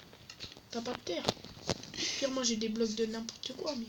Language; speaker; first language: French; native; French